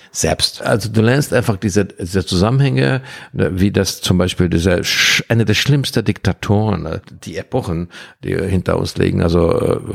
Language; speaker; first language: German; non-native, fluent; Hungarian